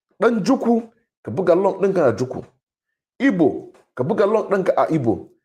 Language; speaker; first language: Hausa; non-native, local second language; Igbo